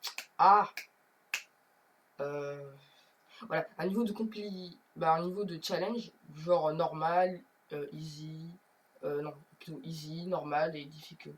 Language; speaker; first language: French; native; French